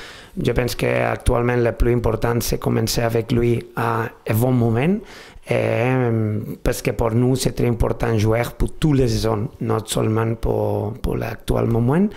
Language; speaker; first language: French; non-native, fluent; Spanish